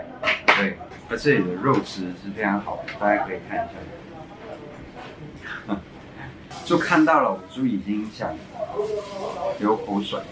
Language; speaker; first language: Chinese; non-native, local second language; Cantonese